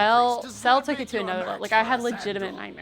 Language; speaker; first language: English; native; English